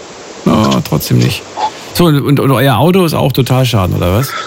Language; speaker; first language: German; native; German